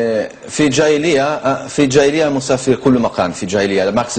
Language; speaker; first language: Arabic; non-native, learner; Italian